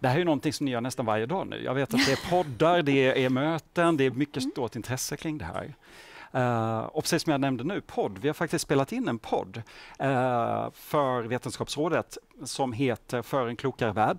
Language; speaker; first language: Swedish; native; Swedish